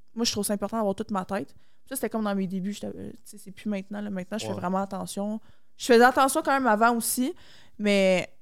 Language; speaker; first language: French; native; French